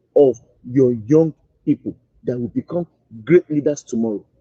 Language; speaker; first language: English; non-native, local second language; Yoruba